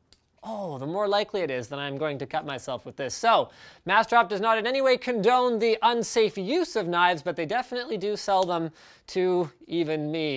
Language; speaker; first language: English; native; English